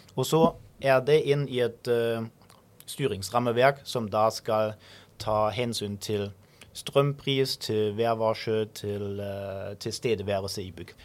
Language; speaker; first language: Norwegian; non-native, fluent; German